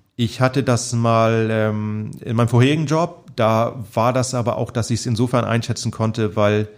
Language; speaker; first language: German; native; German